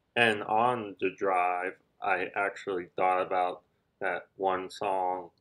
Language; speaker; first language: English; native; English